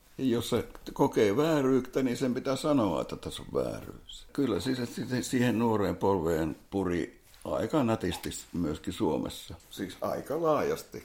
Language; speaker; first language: Finnish; non-native, local second language; Swedish